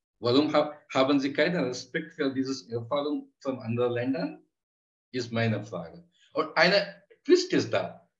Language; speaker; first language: German; non-native, learner; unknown